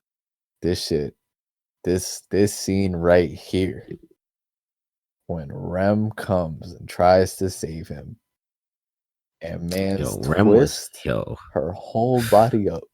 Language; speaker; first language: English; native; English